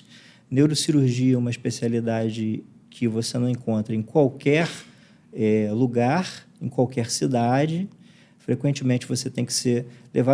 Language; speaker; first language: Portuguese; native; Portuguese